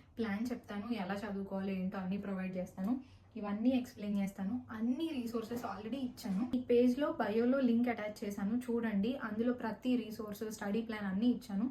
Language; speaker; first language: Telugu; native; Telugu